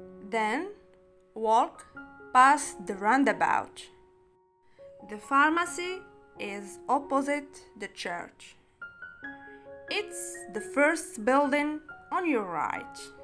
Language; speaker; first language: English; non-native, fluent; Arabic